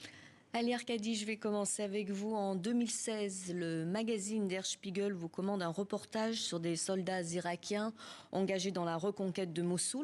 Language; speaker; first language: French; native; French